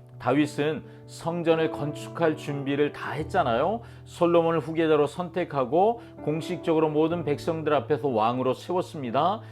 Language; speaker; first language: Korean; native; Korean